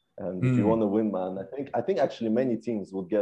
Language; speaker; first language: English; native; English